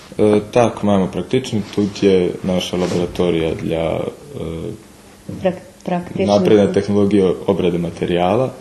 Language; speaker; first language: Ukrainian; early bilingual, heritage; Ukrainian